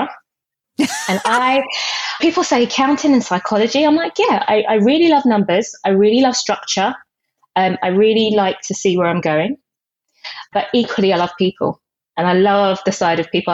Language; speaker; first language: English; native; English